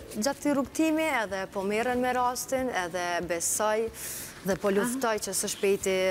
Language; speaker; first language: Albanian; native; Albanian